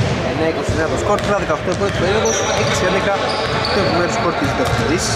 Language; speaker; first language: Greek; native; Greek